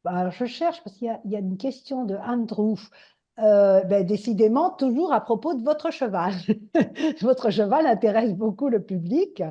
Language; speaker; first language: French; native; French